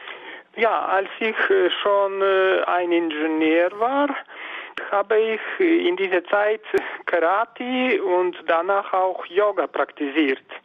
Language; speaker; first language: German; non-native, fluent; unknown